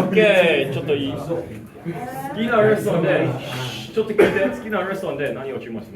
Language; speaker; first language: Japanese; non-native, fluent; English